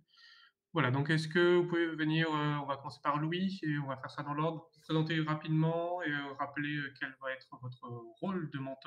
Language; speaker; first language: French; native; French